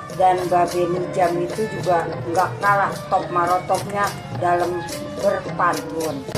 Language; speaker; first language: Indonesian; native; Indonesian